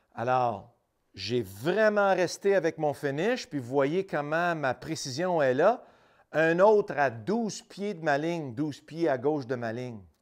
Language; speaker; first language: French; native; French